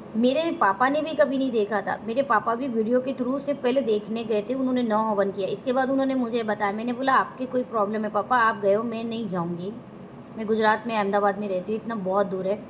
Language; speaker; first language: Hindi; non-native, local second language; Gujarati